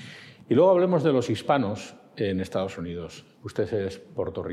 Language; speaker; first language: Spanish; native; Spanish